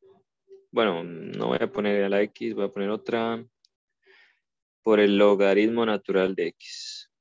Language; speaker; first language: Spanish; native; Spanish